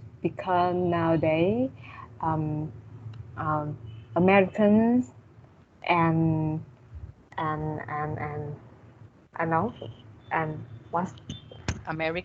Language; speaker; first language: English; non-native, learner; Vietnamese